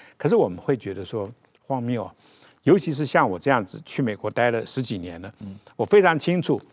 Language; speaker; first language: Chinese; native; Chinese